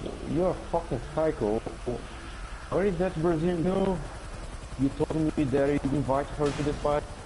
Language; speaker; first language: English; non-native, fluent; Portuguese